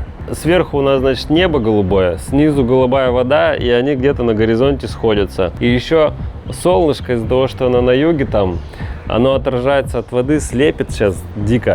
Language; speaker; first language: Russian; native; Russian